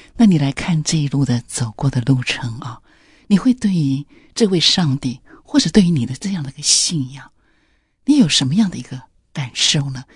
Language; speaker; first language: Chinese; native; Chinese